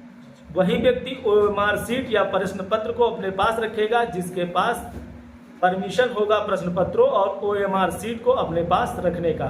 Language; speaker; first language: Hindi; native; Hindi